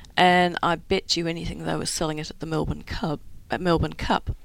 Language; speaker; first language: English; native; English